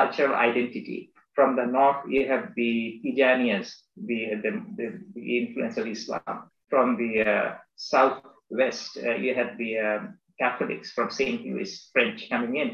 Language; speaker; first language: English; non-native, local second language; Bangla